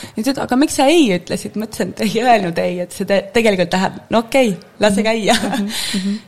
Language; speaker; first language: Estonian; native; Estonian